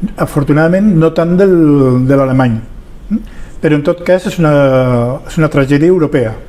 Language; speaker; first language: Catalan; non-native, local second language; Spanish